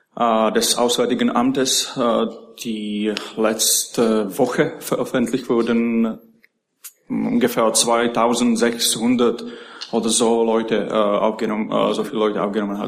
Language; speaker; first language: German; non-native, learner; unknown